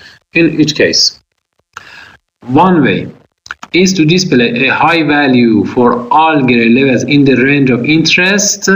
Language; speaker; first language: English; non-native, fluent; Persian